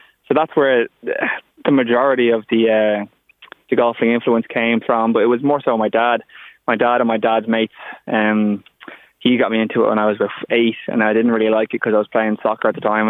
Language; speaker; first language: English; native; English